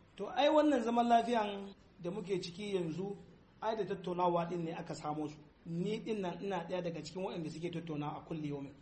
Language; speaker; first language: Hausa; non-native, local second language; Fula